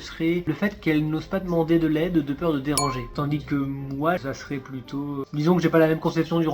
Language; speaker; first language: French; native; French